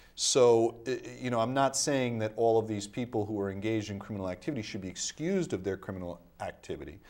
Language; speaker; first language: English; native; English